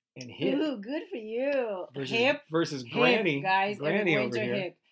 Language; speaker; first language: English; non-native, fluent; Spanish